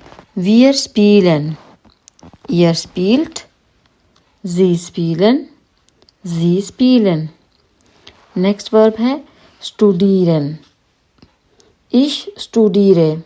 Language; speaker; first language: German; non-native, fluent; Hindi